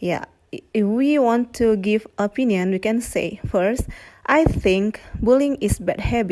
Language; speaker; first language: English; non-native, fluent; Indonesian